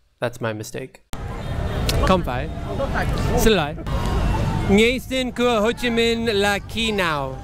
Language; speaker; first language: Vietnamese; non-native, learner; English